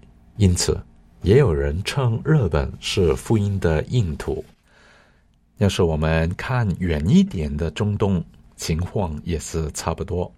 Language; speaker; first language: Chinese; non-native, local second language; Cantonese